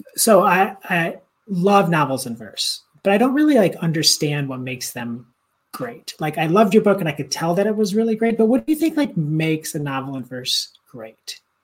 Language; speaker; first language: English; native; English